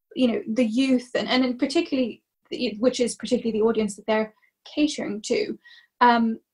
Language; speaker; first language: English; native; English